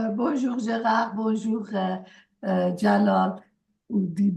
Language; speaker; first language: French; non-native, fluent; Persian